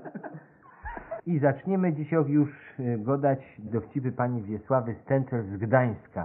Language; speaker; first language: Polish; native; Polish